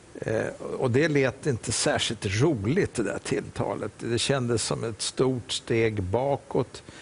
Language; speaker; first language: Swedish; native; Swedish